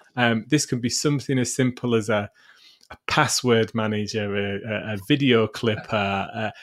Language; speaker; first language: English; native; English